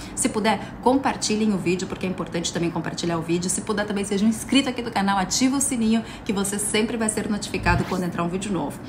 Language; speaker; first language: Portuguese; native; Portuguese